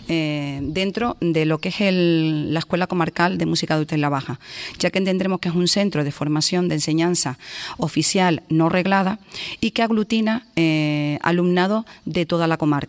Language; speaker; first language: Spanish; native; Spanish